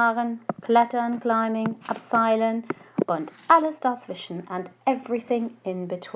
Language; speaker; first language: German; non-native, fluent; English